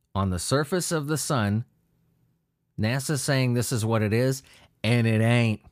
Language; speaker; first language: English; native; English